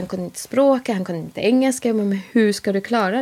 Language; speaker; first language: Swedish; native; Swedish